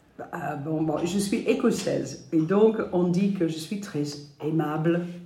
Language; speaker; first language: French; non-native, fluent; English